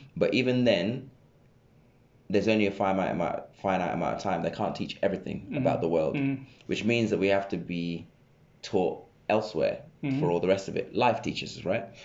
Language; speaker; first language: English; native; English